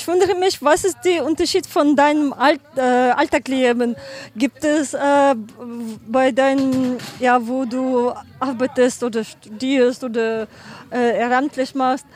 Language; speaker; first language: German; non-native, learner; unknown